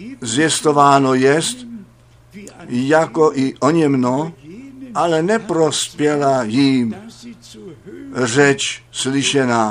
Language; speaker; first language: Czech; non-native, fluent; German